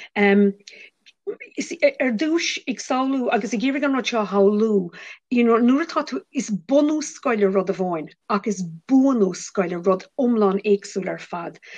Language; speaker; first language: Irish; non-native, local second language; English